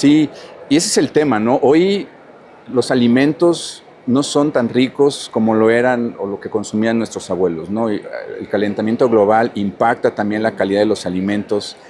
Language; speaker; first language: Spanish; native; Spanish